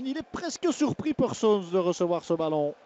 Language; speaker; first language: French; native; French